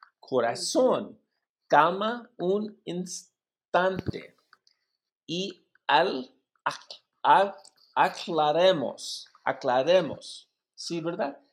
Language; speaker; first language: Spanish; non-native, learner; English